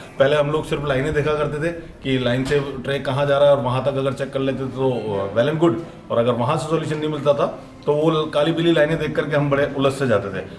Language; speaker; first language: Hindi; native; Hindi